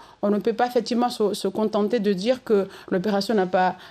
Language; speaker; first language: French; non-native, local second language; Comorian